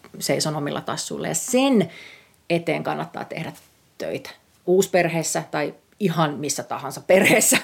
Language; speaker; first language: Finnish; native; Finnish